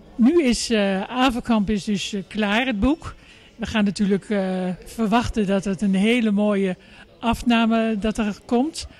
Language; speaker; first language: Dutch; native; Dutch